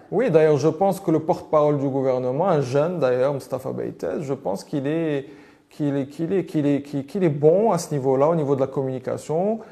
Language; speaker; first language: French; non-native, local second language; Arabic